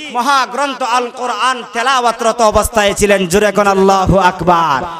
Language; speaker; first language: Bangla; non-native, local second language; Sylheti